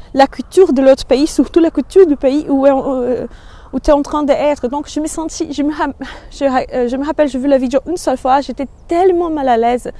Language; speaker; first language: French; non-native, fluent; Portuguese